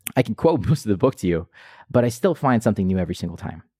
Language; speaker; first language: English; non-native, fluent; Hebrew